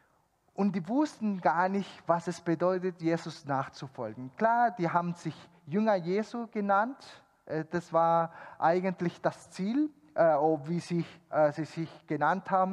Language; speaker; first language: German; non-native, fluent; Spanish